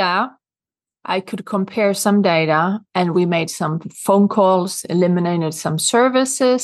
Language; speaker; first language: English; non-native, fluent; Swedish